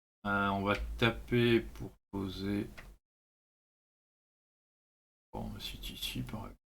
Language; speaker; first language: French; native; French